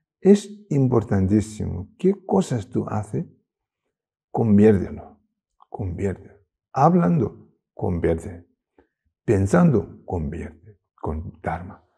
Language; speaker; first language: Spanish; non-native, learner; Tibetan